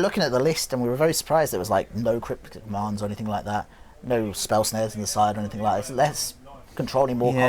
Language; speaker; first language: English; native; English